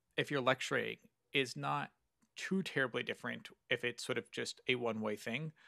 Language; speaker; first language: English; native; English